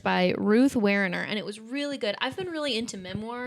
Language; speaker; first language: English; native; English